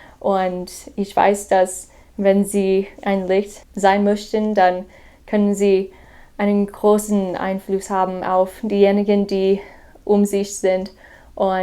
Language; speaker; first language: German; non-native, fluent; English